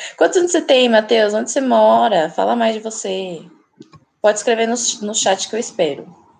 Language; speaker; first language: Portuguese; native; Portuguese